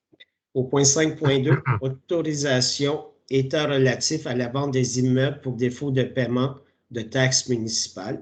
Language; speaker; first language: French; native; French